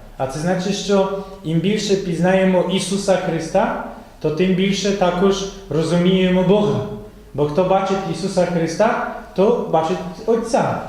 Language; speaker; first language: Ukrainian; non-native, fluent; Polish